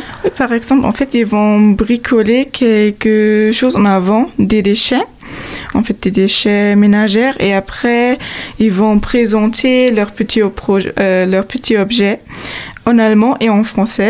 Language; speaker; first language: French; non-native, fluent; German